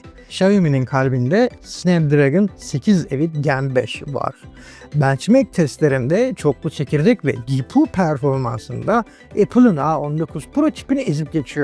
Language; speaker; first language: Turkish; native; Turkish